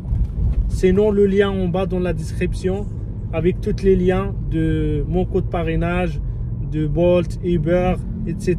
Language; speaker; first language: French; non-native, fluent; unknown